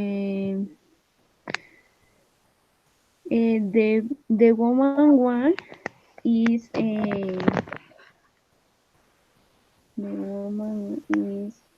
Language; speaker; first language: English; non-native, learner; Spanish